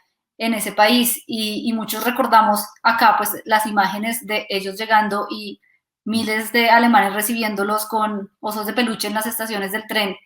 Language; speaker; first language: Spanish; native; Spanish